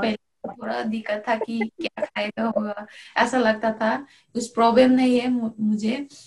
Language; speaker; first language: Hindi; non-native, local second language; Manipuri